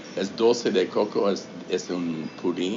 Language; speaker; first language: Spanish; non-native, fluent; English